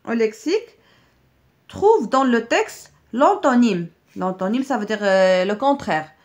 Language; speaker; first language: French; non-native, local second language; Arabic